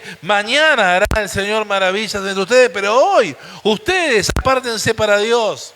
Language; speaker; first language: Spanish; native; Spanish